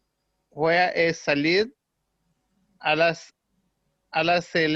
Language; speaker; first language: Spanish; non-native, learner; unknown